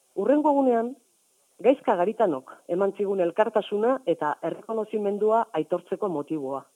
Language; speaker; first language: Basque; native; Basque